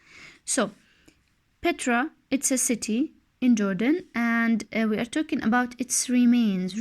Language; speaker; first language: English; non-native, fluent; Arabic